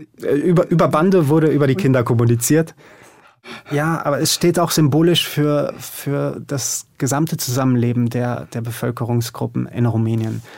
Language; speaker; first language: German; early bilingual, other home language; Hungarian